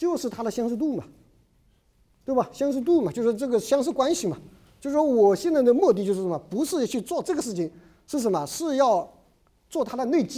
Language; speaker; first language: Chinese; native; Chinese